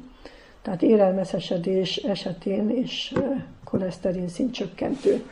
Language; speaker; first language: Hungarian; native; Hungarian